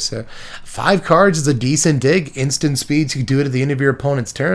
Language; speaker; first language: English; native; English